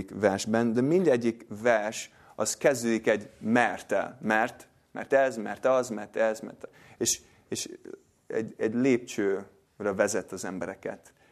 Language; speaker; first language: Hungarian; non-native, fluent; English